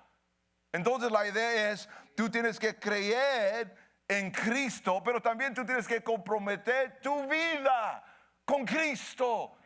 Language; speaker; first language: Spanish; early bilingual, heritage; Spanish